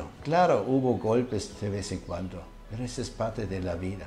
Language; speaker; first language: Spanish; non-native, fluent; German